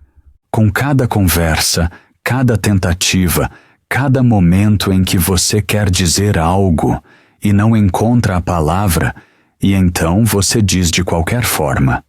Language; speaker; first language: Portuguese; non-native, fluent; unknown